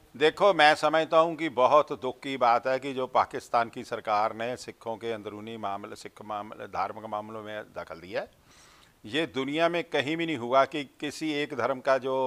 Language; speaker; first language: Hindi; non-native, local second language; Punjabi